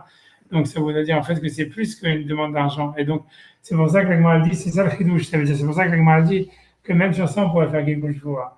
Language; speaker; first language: French; native; French